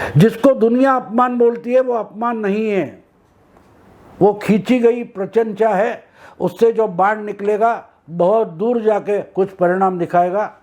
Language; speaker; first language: Hindi; non-native, local second language; Marathi